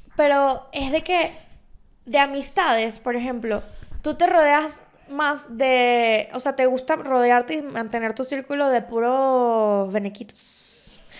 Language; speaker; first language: Spanish; native; Spanish